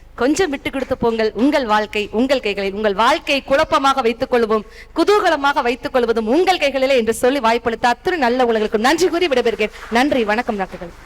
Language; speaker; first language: Tamil; native; Tamil